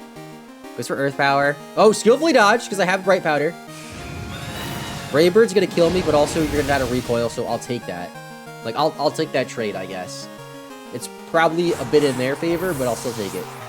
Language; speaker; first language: English; native; English